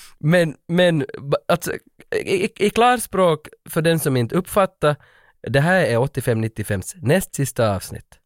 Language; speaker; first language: Swedish; native; Swedish